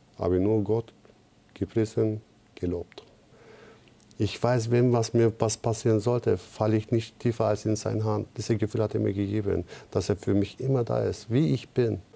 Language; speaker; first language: German; non-native, fluent; Turkish